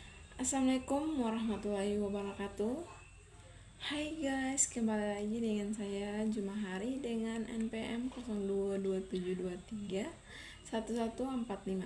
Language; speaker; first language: Indonesian; native; Indonesian